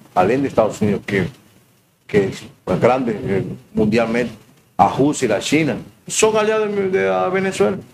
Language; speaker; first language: Portuguese; non-native, learner; Spanish